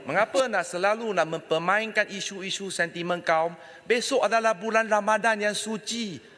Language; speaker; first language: Malay; non-native, local second language; Chinese